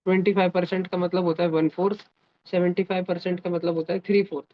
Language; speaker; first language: Hindi; non-native, local second language; Marathi